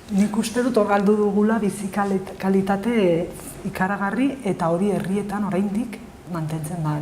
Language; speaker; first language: Basque; non-native, local second language; Spanish